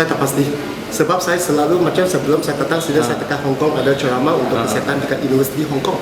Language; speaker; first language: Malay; non-native, local second language; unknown